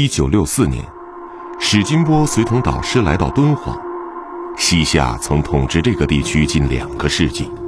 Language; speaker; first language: Chinese; native; Chinese